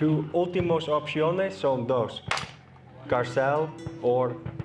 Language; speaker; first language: Spanish; non-native, learner; English